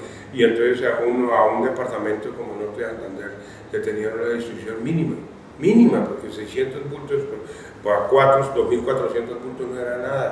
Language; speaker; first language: Spanish; native; Spanish